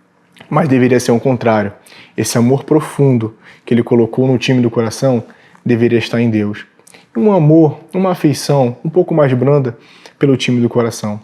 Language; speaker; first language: Portuguese; native; Portuguese